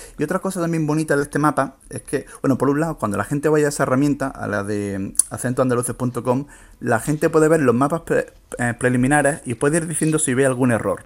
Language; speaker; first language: Spanish; native; Spanish